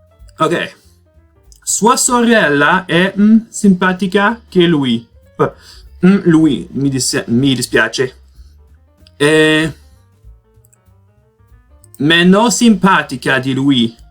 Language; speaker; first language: Italian; non-native, learner; Portuguese